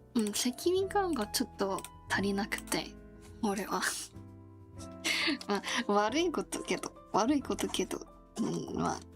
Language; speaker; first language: Japanese; non-native, learner; Korean